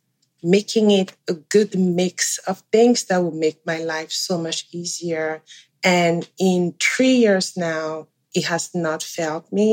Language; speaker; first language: English; non-native, local second language; French